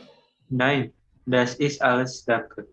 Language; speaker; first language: German; non-native, learner; Indonesian